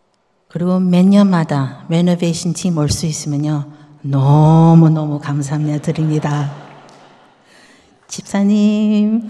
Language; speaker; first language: Korean; early bilingual, heritage; Korean